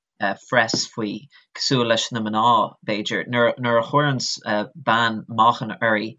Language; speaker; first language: Irish; non-native, local second language; English